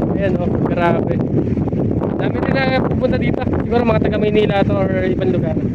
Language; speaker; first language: Filipino; native; Filipino